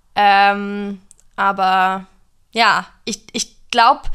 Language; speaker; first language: German; non-native, fluent; English